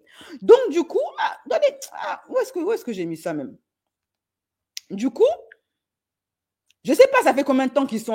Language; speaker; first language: French; native; French